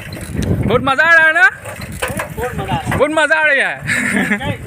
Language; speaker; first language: Hindi; non-native, local second language; Assamese